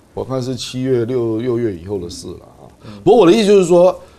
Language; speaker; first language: Chinese; native; Chinese